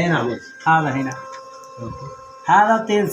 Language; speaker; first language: Arabic; non-native, learner; Punjabi